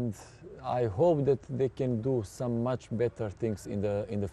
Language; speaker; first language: English; non-native, fluent; Serbian